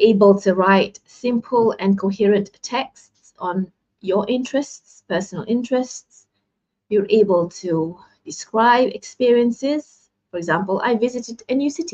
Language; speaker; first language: English; non-native, local second language; Malay